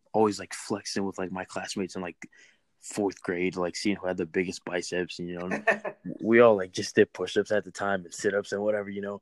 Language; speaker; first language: English; native; English